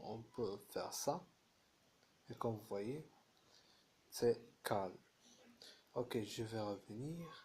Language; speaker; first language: French; non-native, fluent; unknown